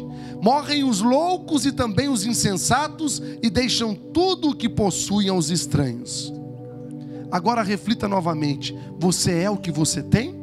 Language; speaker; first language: Portuguese; native; Portuguese